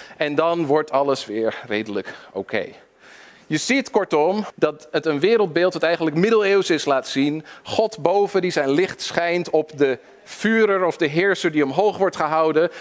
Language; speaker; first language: Dutch; early bilingual, other home language; English